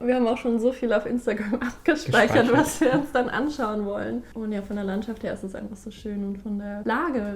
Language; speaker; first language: German; native; German